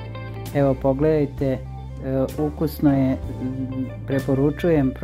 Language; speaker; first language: Serbian; native; Serbian